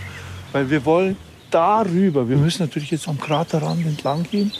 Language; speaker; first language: German; native; German